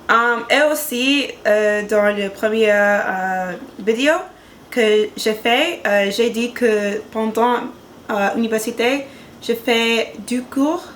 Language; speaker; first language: French; non-native, learner; English